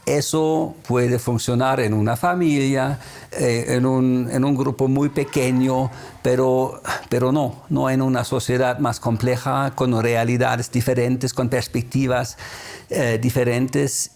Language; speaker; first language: Spanish; non-native, fluent; German